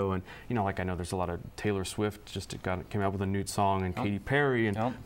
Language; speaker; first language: English; native; English